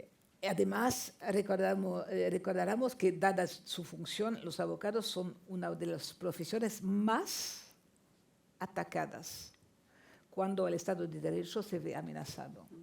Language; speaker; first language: Spanish; non-native, fluent; French